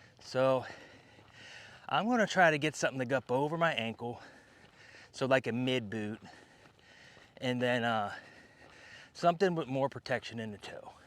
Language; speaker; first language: English; native; English